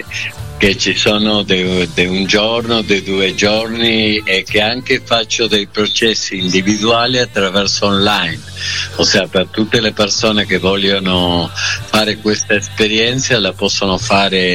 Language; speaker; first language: Italian; non-native, fluent; Spanish